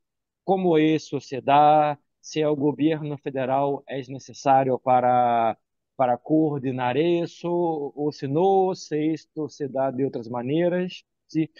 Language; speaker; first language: Spanish; non-native, learner; Portuguese